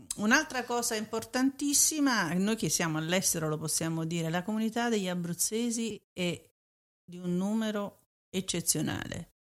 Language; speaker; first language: Italian; native; Italian